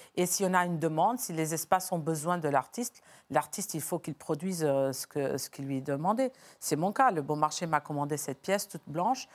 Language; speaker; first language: French; non-native, fluent; Portuguese